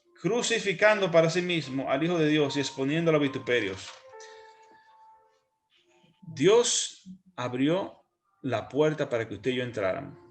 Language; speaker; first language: Spanish; native; Spanish